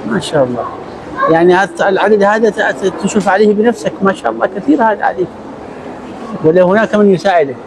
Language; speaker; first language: Arabic; native; Arabic